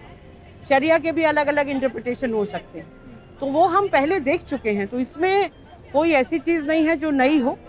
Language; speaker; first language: Hindi; native; Hindi